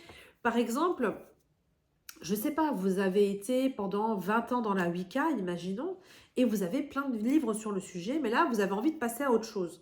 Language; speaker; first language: French; native; French